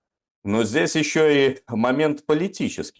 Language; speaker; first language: Russian; native; Russian